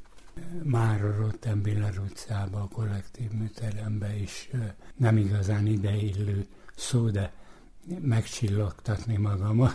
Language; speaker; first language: Hungarian; native; Hungarian